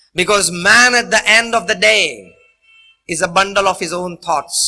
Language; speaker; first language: English; non-native, local second language; Gujarati